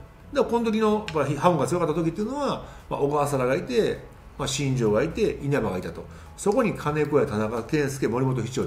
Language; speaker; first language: Japanese; native; Japanese